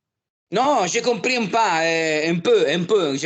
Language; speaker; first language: French; non-native, learner; Italian